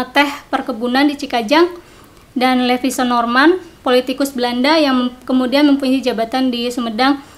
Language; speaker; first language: Indonesian; non-native, local second language; Sundanese